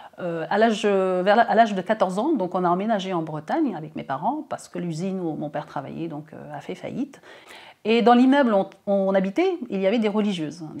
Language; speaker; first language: French; early bilingual, other home language; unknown